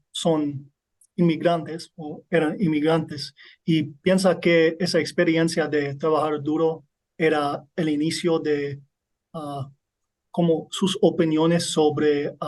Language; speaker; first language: Spanish; non-native, learner; English